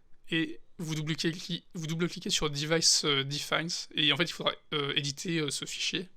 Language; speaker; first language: French; native; French